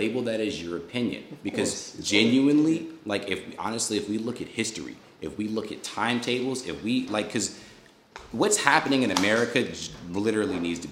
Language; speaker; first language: English; native; English